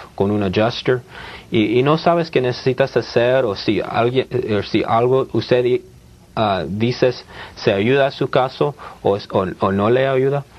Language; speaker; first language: Spanish; early bilingual, heritage; Spanish